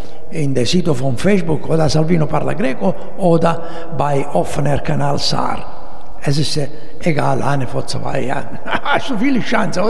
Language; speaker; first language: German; non-native, learner; Italian